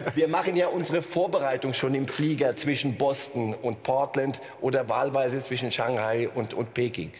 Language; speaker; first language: German; native; German